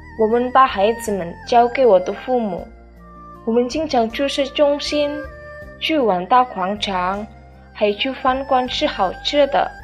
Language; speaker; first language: Chinese; non-native, fluent; Indonesian